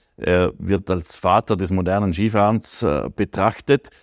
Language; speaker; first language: German; native; German